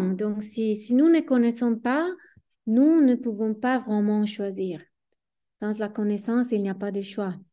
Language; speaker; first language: French; non-native, fluent; Italian